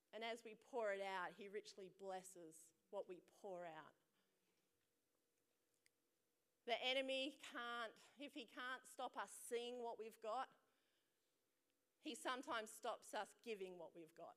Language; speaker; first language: English; native; English